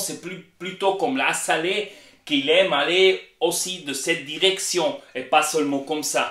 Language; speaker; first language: French; non-native, learner; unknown